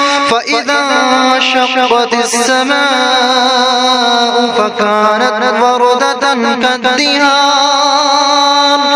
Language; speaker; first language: Arabic; native; Arabic